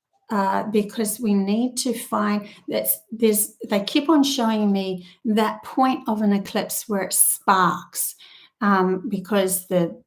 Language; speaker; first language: English; native; English